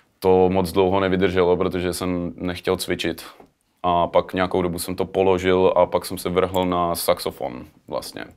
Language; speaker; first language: Czech; early bilingual, heritage; Czech